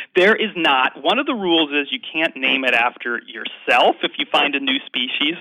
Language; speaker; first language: English; native; English